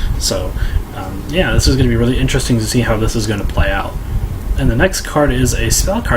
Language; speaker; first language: English; native; English